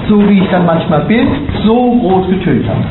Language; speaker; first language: German; native; German